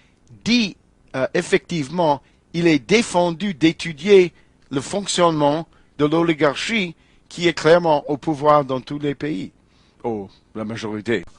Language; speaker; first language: French; non-native, fluent; English